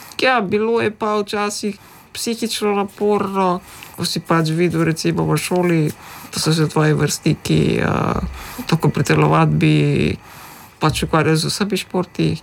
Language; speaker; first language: Slovenian; early bilingual, other home language; Macedonian